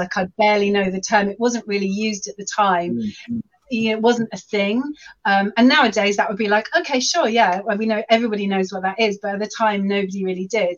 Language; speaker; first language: English; native; English